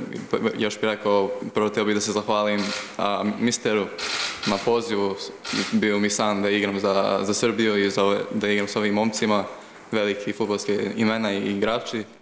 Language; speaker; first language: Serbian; early bilingual, heritage; Croatian